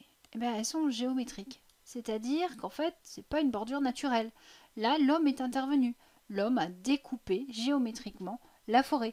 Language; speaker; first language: French; native; French